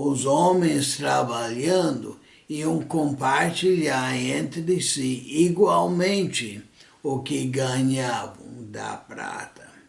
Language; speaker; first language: Portuguese; non-native, fluent; English